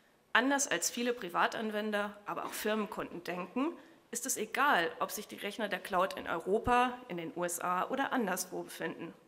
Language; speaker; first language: German; native; German